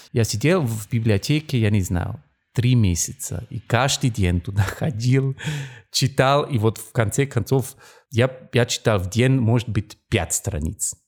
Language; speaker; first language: Russian; non-native, fluent; German